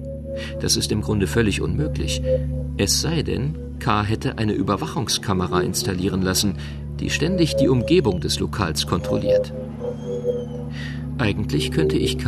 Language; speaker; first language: German; native; German